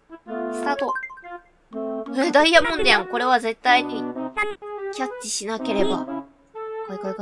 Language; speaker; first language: Japanese; native; Japanese